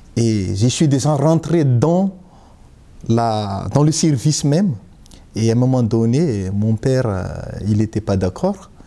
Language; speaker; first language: French; non-native, local second language; Malagasy